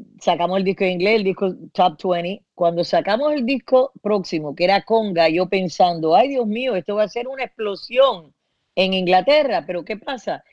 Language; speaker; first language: Spanish; early bilingual, heritage; Spanish